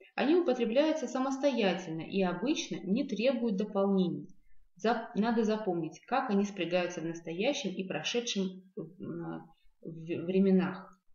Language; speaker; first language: Russian; non-native, local second language; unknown